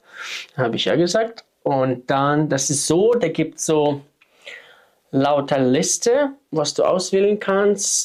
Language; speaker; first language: German; non-native, fluent; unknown